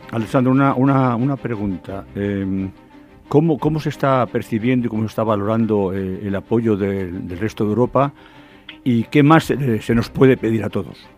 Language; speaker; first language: Spanish; non-native, fluent; Ukrainian